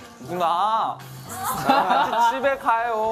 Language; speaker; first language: Korean; non-native, fluent; Japanese